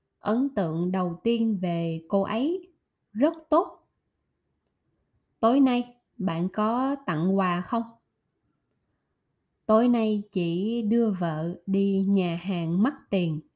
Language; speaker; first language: Vietnamese; non-native, learner; German